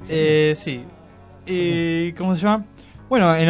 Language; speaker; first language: Spanish; native; Spanish